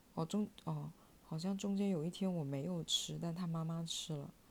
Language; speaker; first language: Chinese; native; Chinese